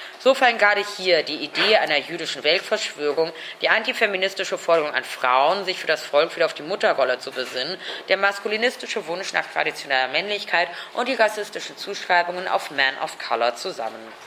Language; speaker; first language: German; native; German